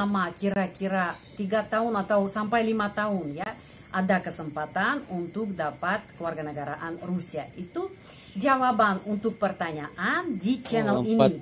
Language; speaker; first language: Indonesian; non-native, fluent; Russian